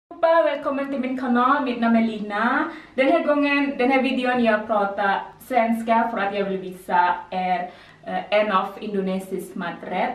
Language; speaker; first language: Swedish; non-native, learner; Indonesian